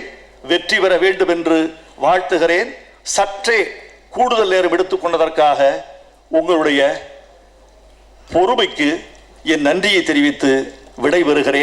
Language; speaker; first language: Tamil; native; Tamil